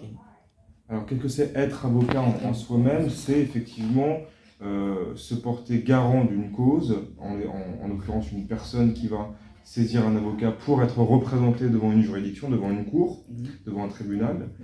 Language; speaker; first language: French; native; French